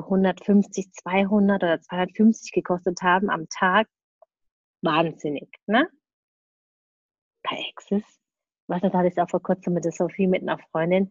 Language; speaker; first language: German; native; German